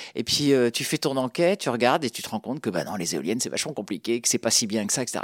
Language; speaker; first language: French; native; French